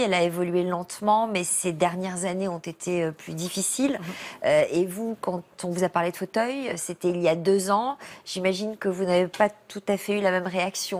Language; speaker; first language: French; native; French